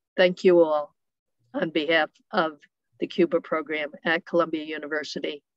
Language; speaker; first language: English; native; English